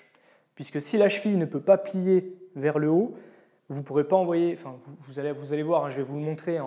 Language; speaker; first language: French; native; French